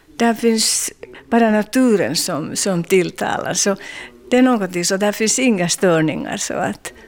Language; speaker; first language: Swedish; non-native, local second language; Finnish